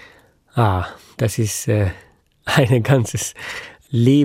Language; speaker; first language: German; non-native, fluent; French